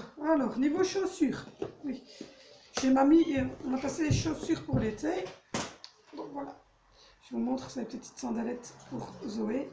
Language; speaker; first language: French; native; French